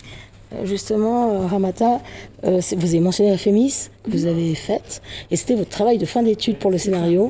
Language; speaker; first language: French; native; French